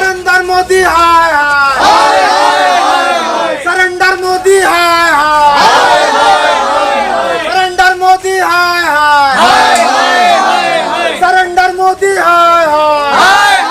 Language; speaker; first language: Hindi; native; Hindi